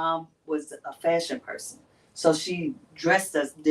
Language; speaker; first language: English; native; English